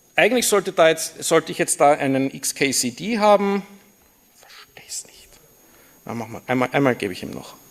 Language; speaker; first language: German; native; German